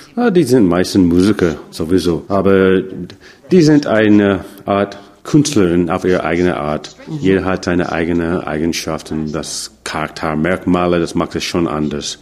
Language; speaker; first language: German; non-native, fluent; English